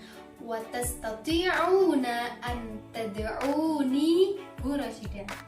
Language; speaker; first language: Arabic; non-native, fluent; Indonesian